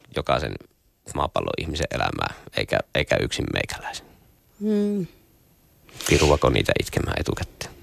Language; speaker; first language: Finnish; native; Finnish